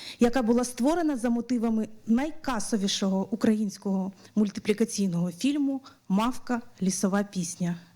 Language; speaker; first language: Ukrainian; native; Ukrainian